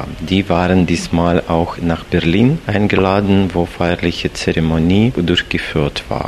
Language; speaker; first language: German; non-native, fluent; Russian